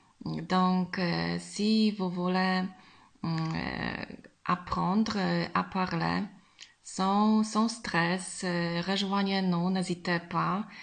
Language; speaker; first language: French; non-native, learner; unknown